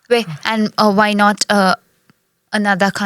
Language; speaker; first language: English; non-native, local second language; Tamil